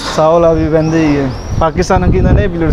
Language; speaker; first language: Turkish; non-native, learner; Urdu